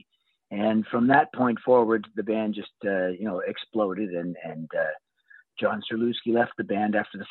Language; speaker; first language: English; native; English